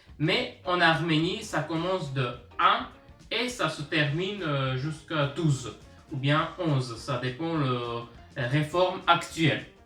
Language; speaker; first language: French; early bilingual, other home language; Armenian